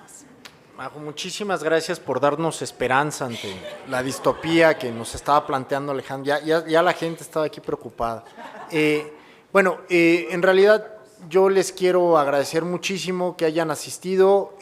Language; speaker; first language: Spanish; native; Spanish